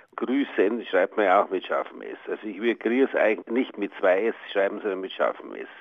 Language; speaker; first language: German; native; German